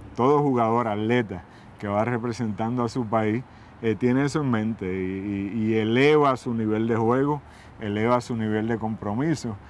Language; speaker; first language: Spanish; native; Spanish